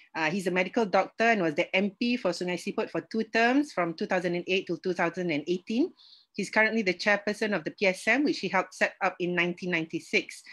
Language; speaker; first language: English; non-native, local second language; Malay